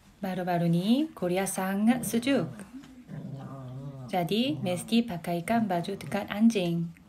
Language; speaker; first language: Malay; non-native, learner; Korean